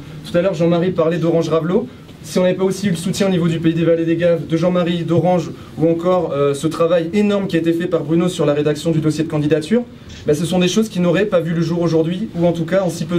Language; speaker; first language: French; native; French